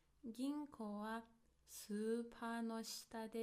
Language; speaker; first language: Japanese; non-native, fluent; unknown